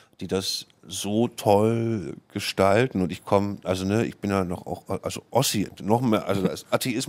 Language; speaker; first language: German; native; German